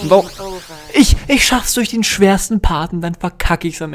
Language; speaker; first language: German; native; German